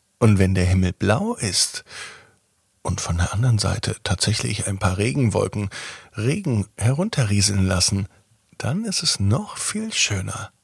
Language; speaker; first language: German; native; German